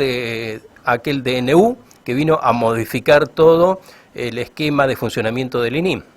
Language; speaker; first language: Spanish; native; Spanish